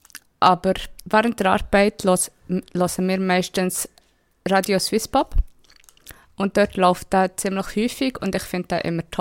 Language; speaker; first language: German; native; German